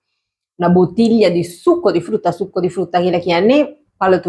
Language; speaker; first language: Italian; non-native, fluent; Sinhala